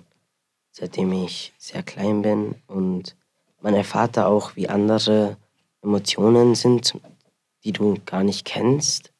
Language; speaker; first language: German; early bilingual, other home language; Spanish